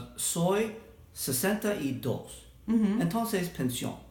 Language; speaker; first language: Spanish; non-native, learner; English